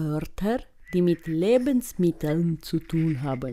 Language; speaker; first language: German; non-native, fluent; Romanian